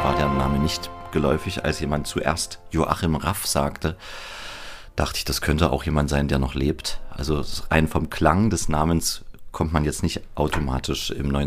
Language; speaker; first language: German; native; German